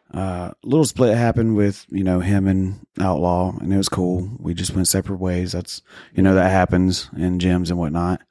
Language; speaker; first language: English; native; English